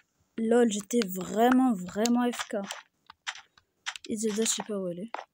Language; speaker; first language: French; native; French